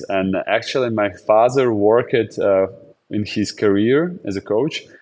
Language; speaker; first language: English; non-native, fluent; Latvian